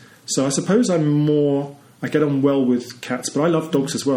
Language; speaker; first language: English; native; English